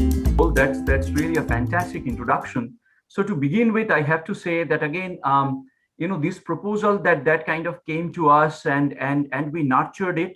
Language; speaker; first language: English; non-native, local second language; Bangla